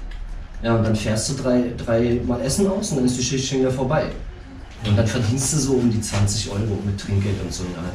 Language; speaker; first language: German; native; German